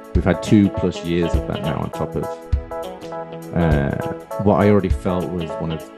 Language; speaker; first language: English; native; English